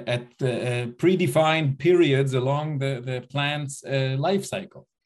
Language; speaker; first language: English; native; English